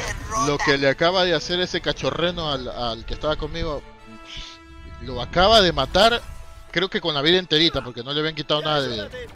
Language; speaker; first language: Spanish; native; Spanish